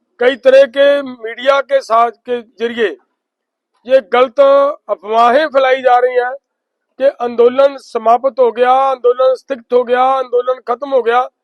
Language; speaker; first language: Hindi; non-native, local second language; Punjabi